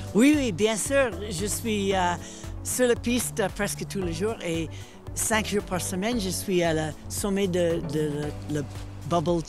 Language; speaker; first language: French; non-native, fluent; English